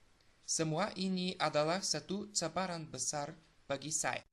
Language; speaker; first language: Indonesian; non-native, learner; Bulgarian